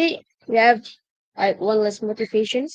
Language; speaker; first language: English; non-native, learner; Indonesian